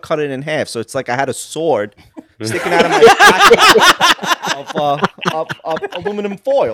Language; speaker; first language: English; early bilingual, other home language; Italian